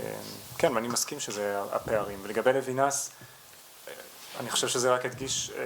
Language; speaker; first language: Hebrew; native; Hebrew